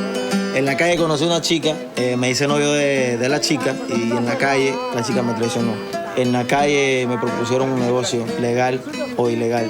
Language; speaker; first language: Spanish; native; Spanish